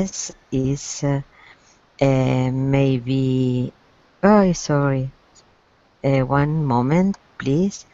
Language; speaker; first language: English; non-native, learner; Spanish